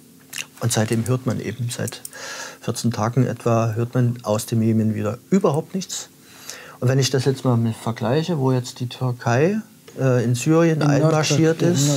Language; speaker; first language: German; native; German